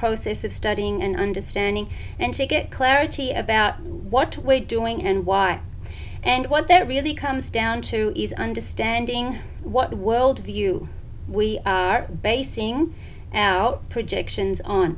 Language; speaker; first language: English; native; English